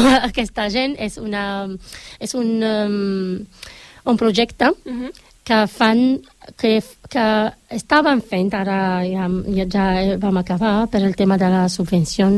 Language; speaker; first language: Catalan; non-native, learner; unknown